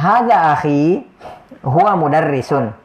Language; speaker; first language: Arabic; non-native, fluent; Indonesian